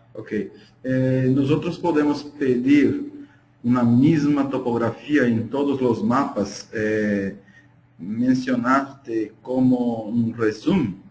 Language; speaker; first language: Spanish; non-native, fluent; Portuguese